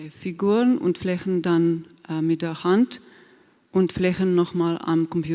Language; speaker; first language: German; non-native, fluent; Slovenian